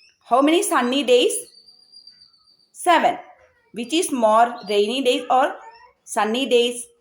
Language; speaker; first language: English; non-native, local second language; Malayalam